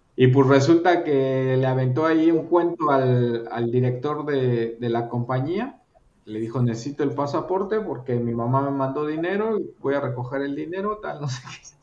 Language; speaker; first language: Spanish; native; Spanish